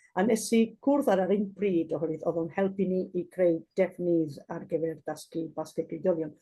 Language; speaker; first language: Welsh; non-native, fluent; Basque